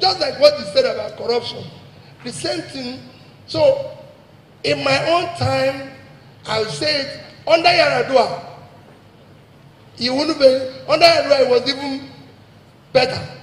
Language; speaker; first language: English; non-native, local second language; Igbo